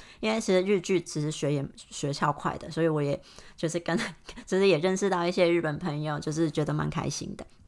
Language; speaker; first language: Chinese; non-native, fluent; Cantonese